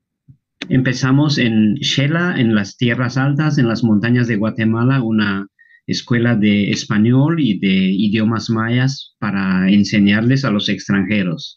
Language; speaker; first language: Spanish; non-native, local second language; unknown